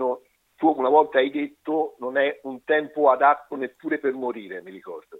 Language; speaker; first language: Italian; native; Italian